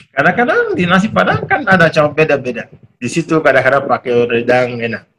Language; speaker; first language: Indonesian; non-native, fluent; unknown